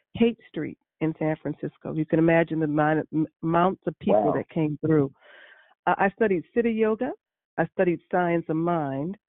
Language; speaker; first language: English; native; English